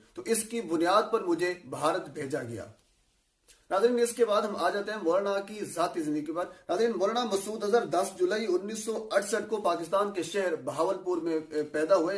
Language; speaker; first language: Urdu; non-native, local second language; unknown